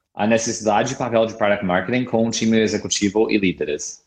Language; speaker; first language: Portuguese; non-native, fluent; English